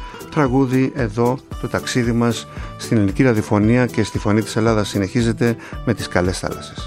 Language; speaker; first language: Greek; native; Greek